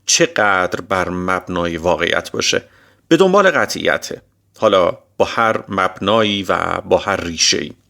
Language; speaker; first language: Persian; native; Persian